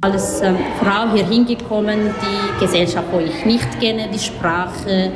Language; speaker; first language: German; non-native, learner; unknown